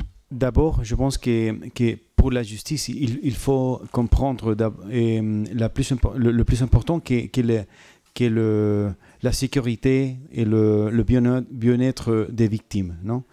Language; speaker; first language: French; non-native, fluent; Spanish